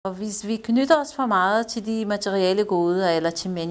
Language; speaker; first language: Danish; non-native, fluent; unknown